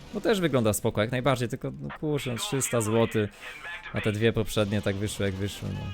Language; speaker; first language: Polish; native; Polish